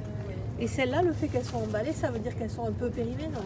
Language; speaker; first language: French; native; French